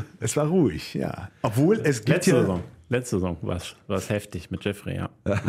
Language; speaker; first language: German; native; German